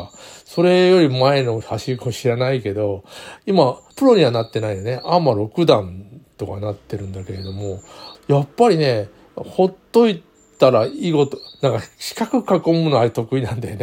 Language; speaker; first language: Japanese; native; Japanese